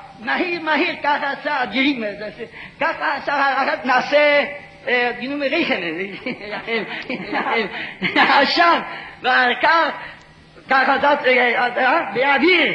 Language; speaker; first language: Hebrew; non-native, fluent; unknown